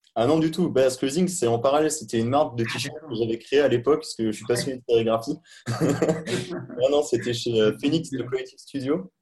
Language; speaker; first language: French; native; French